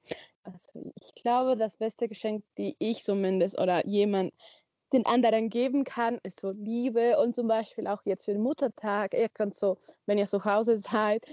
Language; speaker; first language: German; non-native, learner; Spanish